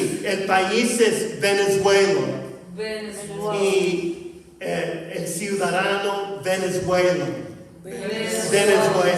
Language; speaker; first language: Spanish; non-native, fluent; English